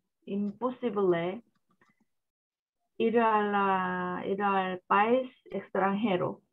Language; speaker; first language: Spanish; non-native, learner; Korean